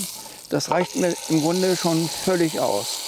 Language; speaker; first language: German; native; German